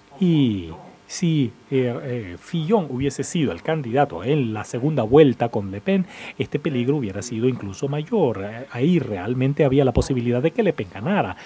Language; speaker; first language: Spanish; non-native, fluent; English